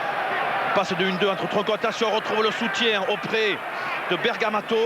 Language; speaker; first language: French; native; French